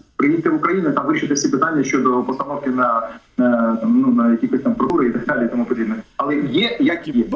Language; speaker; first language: Ukrainian; native; Ukrainian